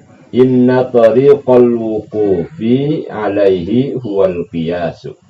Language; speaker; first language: Arabic; non-native, fluent; Indonesian